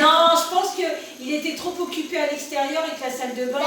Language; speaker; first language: French; native; French